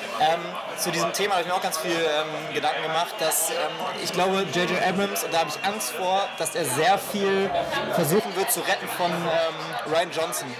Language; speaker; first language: German; native; German